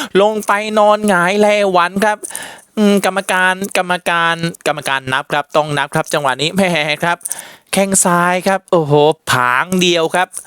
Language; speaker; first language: Thai; native; Thai